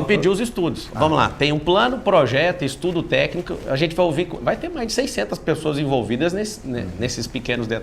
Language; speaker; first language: Portuguese; native; Portuguese